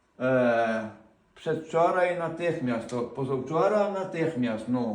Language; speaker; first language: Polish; non-native, fluent; Ukrainian